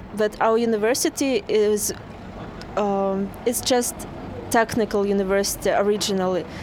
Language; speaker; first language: English; non-native, fluent; Russian